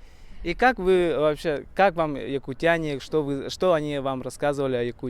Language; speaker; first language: Russian; non-native, local second language; Yakut